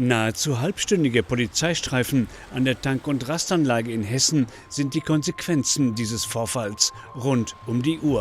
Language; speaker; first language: German; native; German